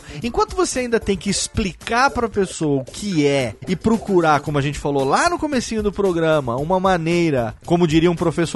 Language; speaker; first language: Portuguese; native; Portuguese